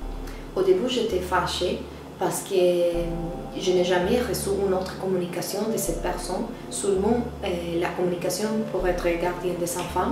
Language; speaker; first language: French; non-native, learner; Spanish